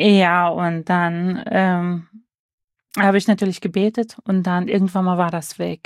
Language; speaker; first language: German; early bilingual, other home language; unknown